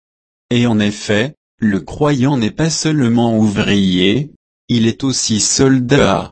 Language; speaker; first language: French; native; French